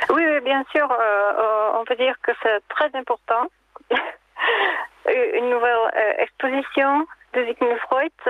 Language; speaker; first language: French; non-native, fluent; Czech